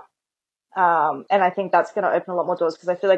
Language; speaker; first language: English; native; English